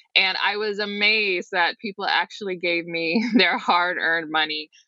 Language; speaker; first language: English; native; English